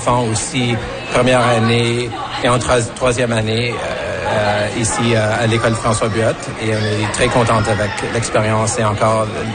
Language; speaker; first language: French; non-native, fluent; English